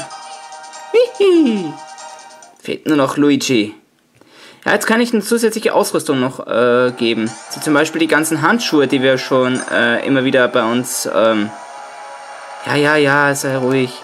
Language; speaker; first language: German; native; German